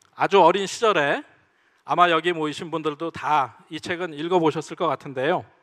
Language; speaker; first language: Korean; native; Korean